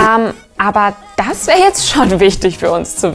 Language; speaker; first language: German; native; German